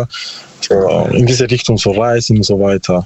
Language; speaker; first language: German; non-native, learner; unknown